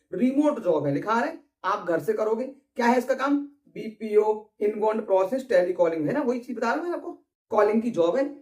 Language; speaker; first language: Hindi; native; Hindi